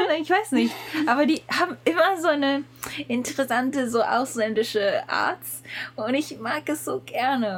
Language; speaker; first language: German; non-native, learner; Japanese